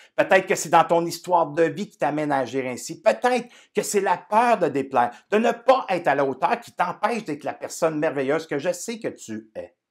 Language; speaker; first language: French; native; French